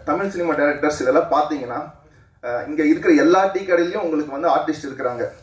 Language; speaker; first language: Tamil; native; Tamil